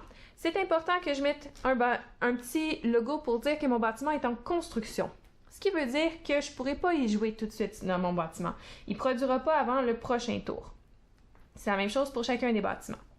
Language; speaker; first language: French; native; French